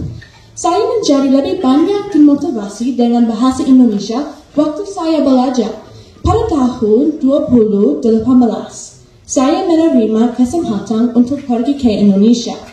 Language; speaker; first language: Indonesian; non-native, fluent; English